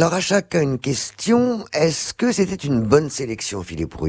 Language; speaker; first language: French; native; French